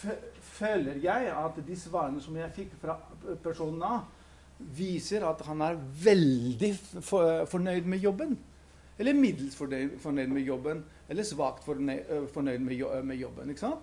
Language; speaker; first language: Norwegian; non-native, fluent; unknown